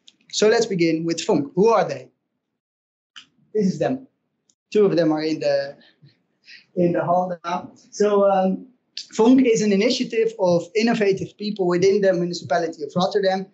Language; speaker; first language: English; non-native, fluent; Dutch